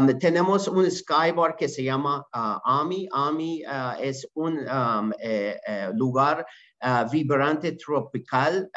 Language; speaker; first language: Spanish; non-native, learner; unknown